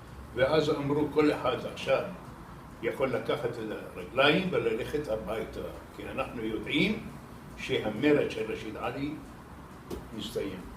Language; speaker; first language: Hebrew; non-native, fluent; Arabic